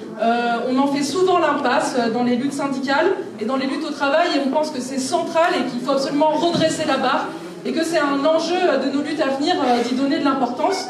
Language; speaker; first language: French; native; French